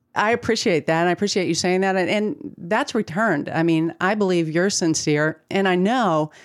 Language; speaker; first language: English; native; English